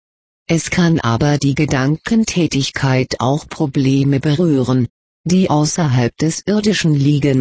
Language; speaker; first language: German; native; German